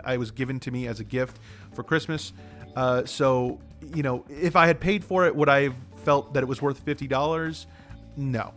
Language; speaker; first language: English; native; English